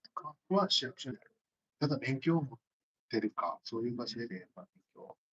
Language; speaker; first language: Japanese; native; Japanese